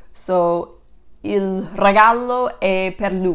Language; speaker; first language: Italian; non-native, fluent; English